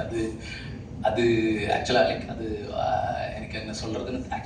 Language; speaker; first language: Tamil; non-native, fluent; Malayalam